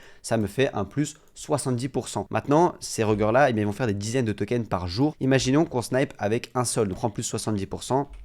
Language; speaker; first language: French; native; French